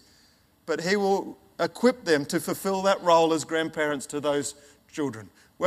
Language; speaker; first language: English; native; English